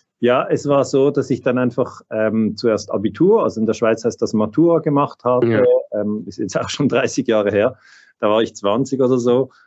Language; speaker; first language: German; native; German